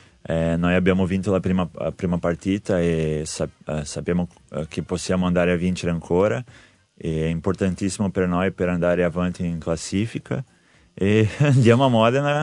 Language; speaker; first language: Italian; non-native, learner; Portuguese